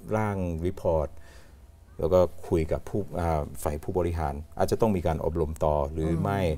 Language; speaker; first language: Thai; non-native, fluent; English